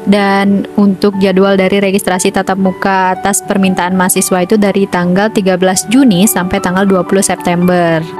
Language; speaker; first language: Indonesian; native; Indonesian